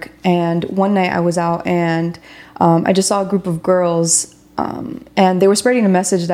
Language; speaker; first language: English; native; English